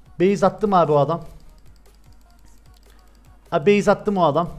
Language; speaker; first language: Turkish; native; Turkish